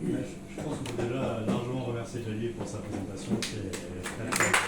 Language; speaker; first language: French; native; French